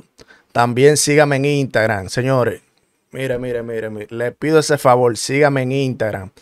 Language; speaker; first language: Spanish; native; Spanish